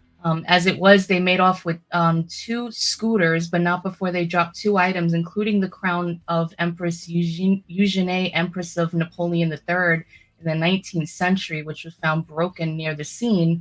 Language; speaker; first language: English; native; English